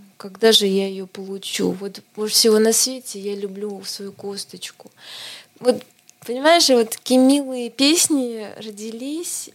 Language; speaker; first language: Russian; non-native, local second language; Estonian